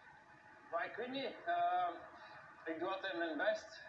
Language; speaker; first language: Dutch; non-native, local second language; French